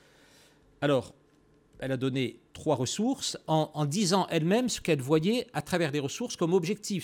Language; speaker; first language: French; native; French